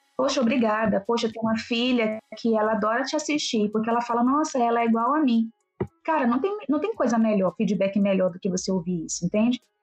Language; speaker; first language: Portuguese; native; Portuguese